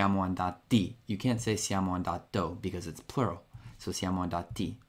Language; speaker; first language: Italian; non-native, fluent; English